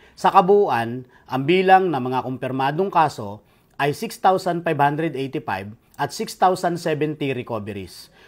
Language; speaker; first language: Filipino; native; Filipino